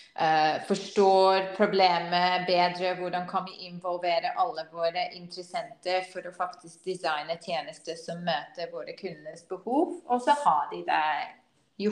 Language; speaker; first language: Norwegian; non-native, fluent; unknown